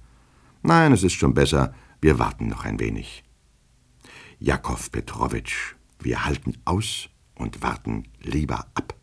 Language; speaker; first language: German; native; German